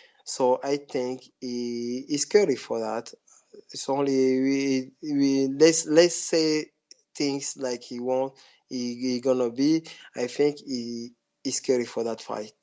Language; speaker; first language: English; non-native, fluent; French